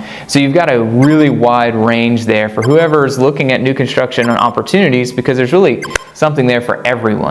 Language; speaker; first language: English; native; English